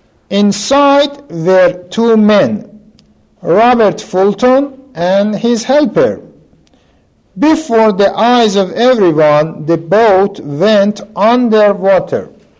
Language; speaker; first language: English; non-native, fluent; Persian